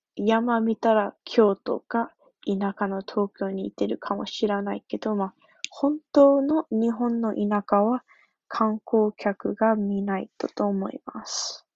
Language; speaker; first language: Japanese; early bilingual, heritage; Japanese